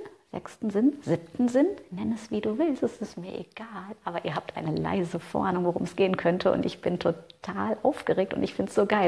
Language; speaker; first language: German; native; German